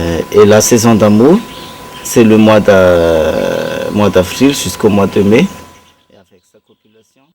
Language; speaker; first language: French; non-native, local second language; Malagasy